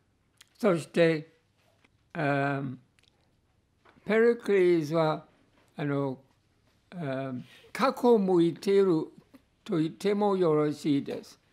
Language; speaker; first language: Japanese; non-native, fluent; English